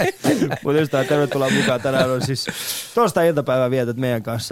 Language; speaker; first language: Finnish; early bilingual, other home language; Persian